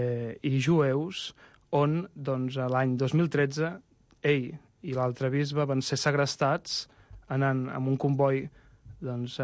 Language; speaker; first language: Catalan; native; Catalan